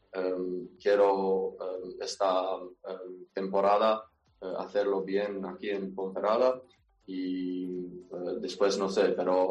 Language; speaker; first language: Spanish; non-native, learner; Romanian